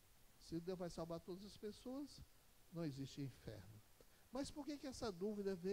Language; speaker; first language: Portuguese; native; Portuguese